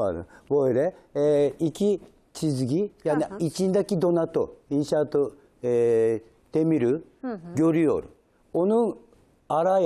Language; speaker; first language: Turkish; non-native, learner; Japanese